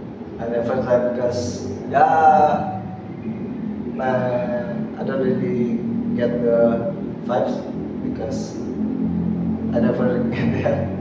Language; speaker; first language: English; non-native, learner; Indonesian